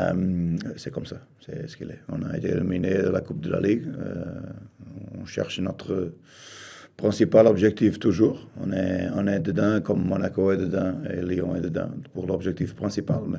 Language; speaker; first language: French; non-native, fluent; Portuguese